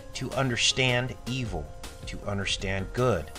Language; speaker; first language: English; native; English